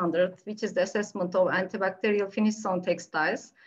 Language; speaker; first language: English; non-native, fluent; Turkish